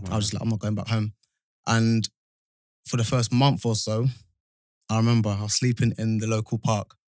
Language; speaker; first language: English; native; English